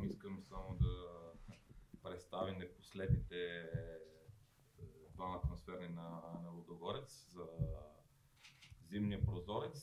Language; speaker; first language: Bulgarian; non-native, fluent; Romanian